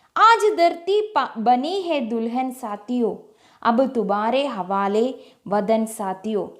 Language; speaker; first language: Hindi; non-native, local second language; Malayalam